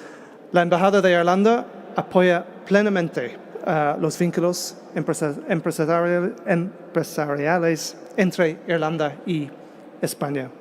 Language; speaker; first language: Spanish; non-native, fluent; English